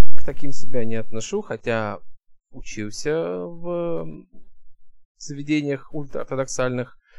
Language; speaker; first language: Russian; early bilingual, heritage; Russian